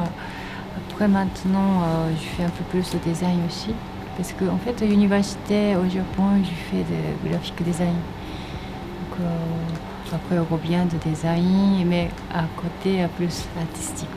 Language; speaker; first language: French; non-native, learner; Japanese